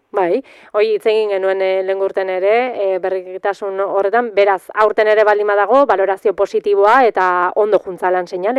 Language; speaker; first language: Basque; native; Basque